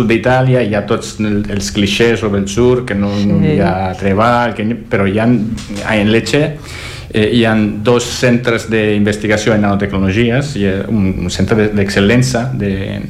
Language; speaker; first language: Catalan; non-native, fluent; Italian